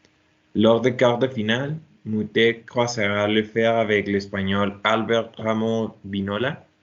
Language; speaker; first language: French; non-native, learner; Spanish